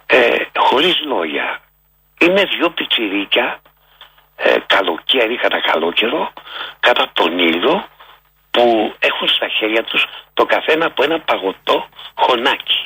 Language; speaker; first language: Greek; native; Greek